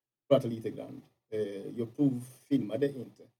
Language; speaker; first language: Swedish; non-native, fluent; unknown